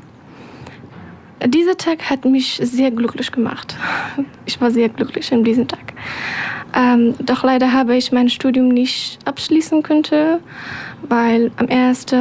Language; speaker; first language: German; non-native, learner; Persian